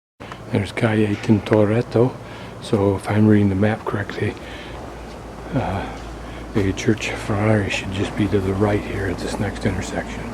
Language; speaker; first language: English; native; English